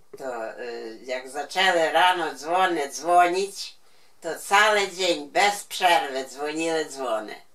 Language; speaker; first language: Polish; non-native, local second language; Ukrainian